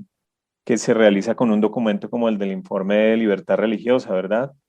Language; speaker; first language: Spanish; native; Spanish